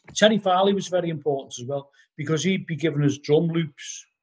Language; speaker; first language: English; native; English